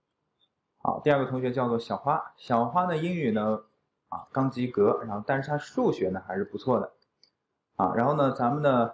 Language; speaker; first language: Chinese; native; Chinese